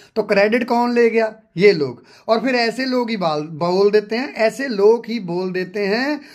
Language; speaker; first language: Hindi; non-native, local second language; Punjabi